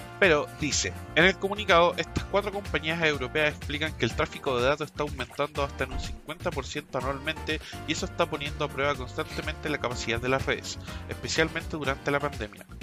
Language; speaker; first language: Spanish; native; Spanish